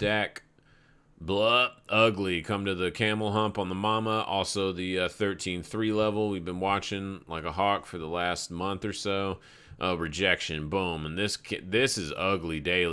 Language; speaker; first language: English; native; English